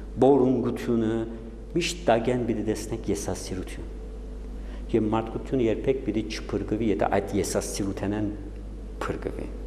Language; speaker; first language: Armenian; native; Armenian